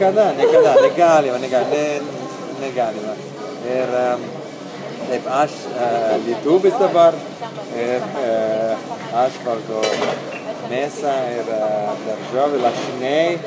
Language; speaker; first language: Lithuanian; non-native, learner; Italian